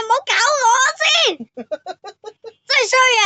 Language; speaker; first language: Chinese; native; Chinese